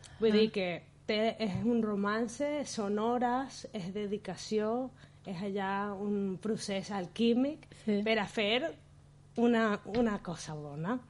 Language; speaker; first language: Catalan; non-native, fluent; Spanish